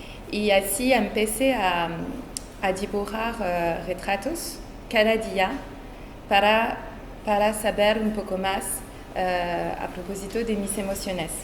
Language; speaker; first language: Spanish; non-native, fluent; French